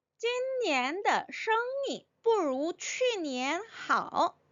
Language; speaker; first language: Chinese; non-native, fluent; Korean